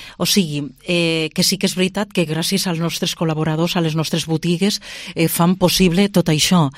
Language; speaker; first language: Catalan; non-native, local second language; Spanish